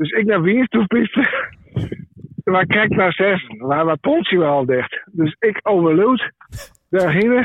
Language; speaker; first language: Dutch; native; Dutch